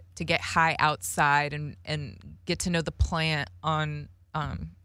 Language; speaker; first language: English; native; English